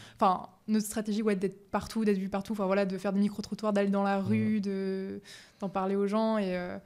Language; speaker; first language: French; native; French